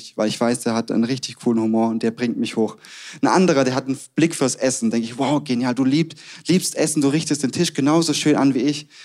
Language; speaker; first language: German; native; German